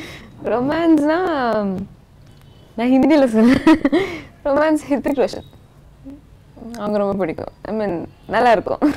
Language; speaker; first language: Tamil; non-native, local second language; Telugu